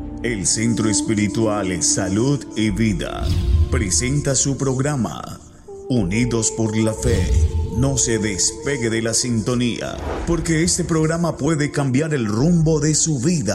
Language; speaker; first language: Spanish; native; Spanish